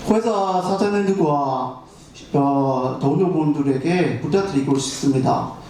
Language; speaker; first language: Korean; non-native, learner; Burmese